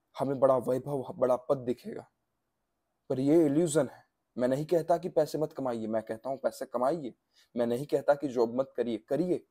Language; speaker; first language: Hindi; non-native, local second language; Gujarati